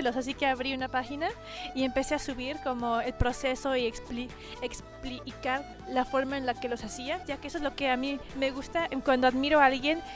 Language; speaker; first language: Spanish; early bilingual, heritage; Spanish